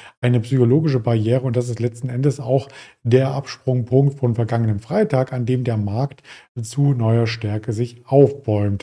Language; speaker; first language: German; native; German